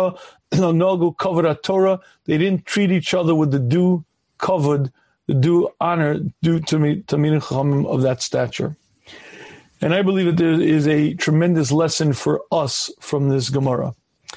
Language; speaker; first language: English; native; English